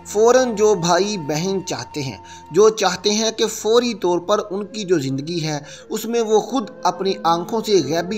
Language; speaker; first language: Urdu; native; Urdu